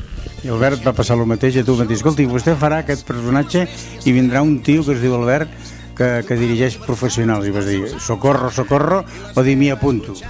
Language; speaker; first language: Catalan; native; Catalan